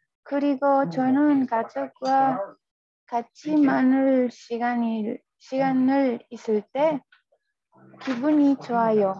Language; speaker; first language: Korean; non-native, learner; Spanish